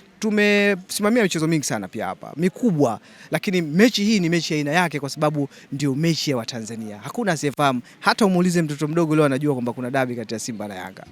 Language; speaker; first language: Swahili; native; Swahili